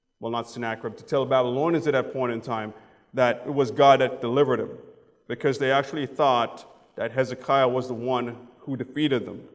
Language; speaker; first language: English; native; English